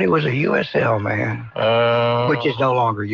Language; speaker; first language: English; native; English